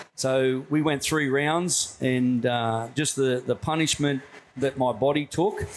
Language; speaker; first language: English; native; English